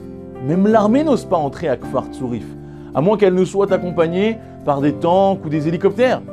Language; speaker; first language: French; native; French